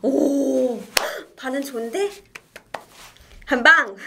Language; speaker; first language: Korean; non-native, fluent; Chinese